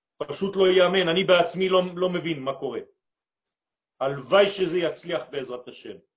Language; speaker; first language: Hebrew; non-native, fluent; French